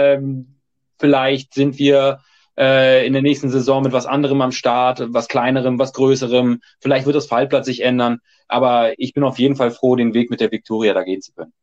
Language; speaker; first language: German; native; German